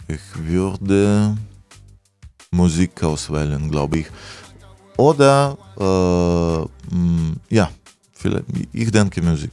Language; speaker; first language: German; non-native, learner; Russian